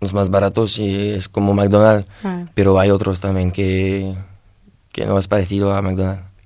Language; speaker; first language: Spanish; non-native, learner; French